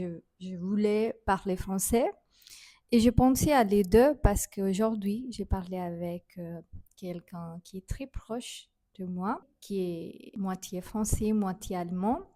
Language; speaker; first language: French; non-native, fluent; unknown